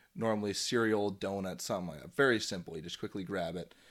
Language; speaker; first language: English; native; English